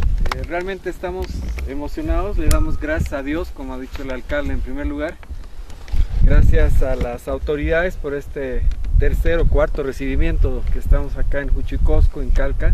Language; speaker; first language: Spanish; native; Spanish